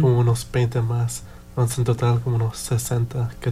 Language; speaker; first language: Spanish; early bilingual, heritage; Spanish